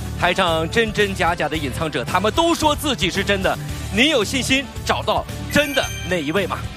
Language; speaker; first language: Chinese; native; Chinese